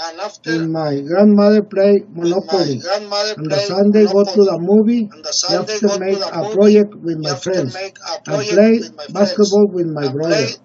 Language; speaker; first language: English; non-native, learner; Spanish